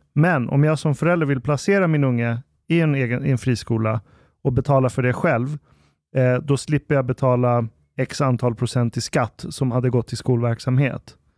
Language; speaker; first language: Swedish; early bilingual, other home language; Persian